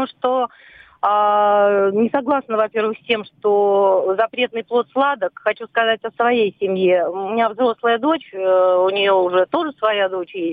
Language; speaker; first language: Russian; native; Russian